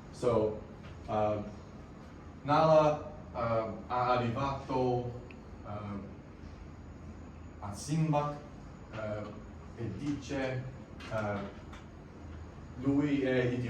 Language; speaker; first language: Italian; non-native, learner; English